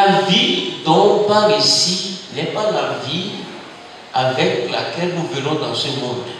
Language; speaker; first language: French; non-native, local second language; Ewe